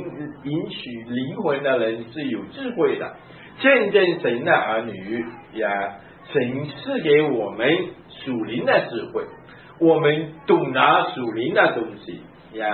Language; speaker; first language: Chinese; native; Chinese